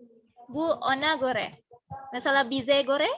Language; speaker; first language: Turkish; non-native, fluent; Indonesian